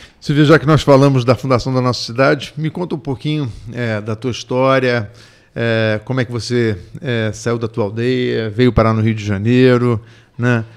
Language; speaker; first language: Portuguese; native; Portuguese